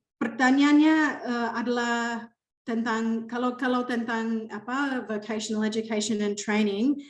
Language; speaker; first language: Indonesian; non-native, fluent; English